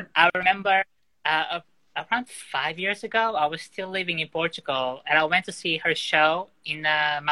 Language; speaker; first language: English; non-native, fluent; Portuguese